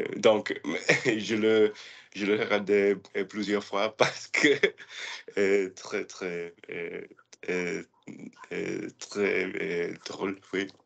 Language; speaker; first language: French; non-native, learner; English